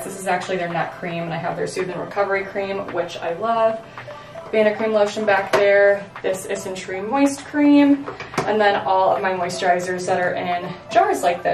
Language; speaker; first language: English; native; English